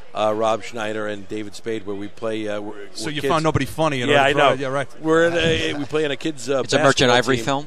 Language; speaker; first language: English; native; English